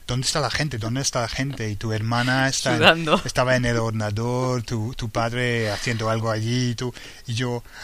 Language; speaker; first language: Spanish; non-native, fluent; English